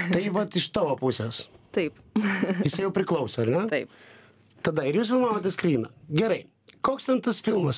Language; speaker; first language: Lithuanian; native; Lithuanian